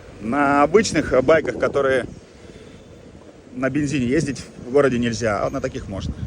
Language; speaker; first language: Russian; native; Russian